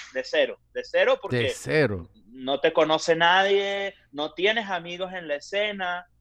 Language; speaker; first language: Spanish; native; Spanish